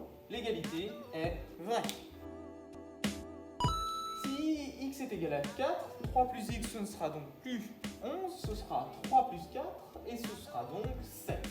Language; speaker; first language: French; native; French